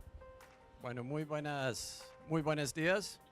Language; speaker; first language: Spanish; non-native, fluent; English